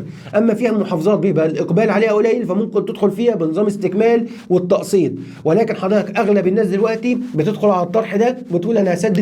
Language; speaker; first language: Arabic; native; Arabic